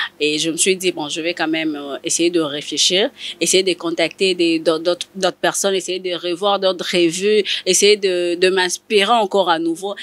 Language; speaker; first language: French; non-native, local second language; Lingala